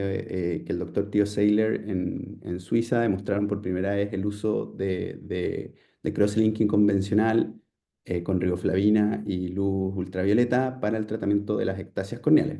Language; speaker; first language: Spanish; native; Spanish